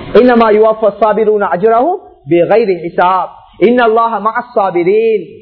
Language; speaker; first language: Sinhala; non-native, local second language; Tamil